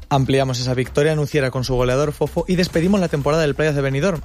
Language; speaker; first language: Spanish; native; Spanish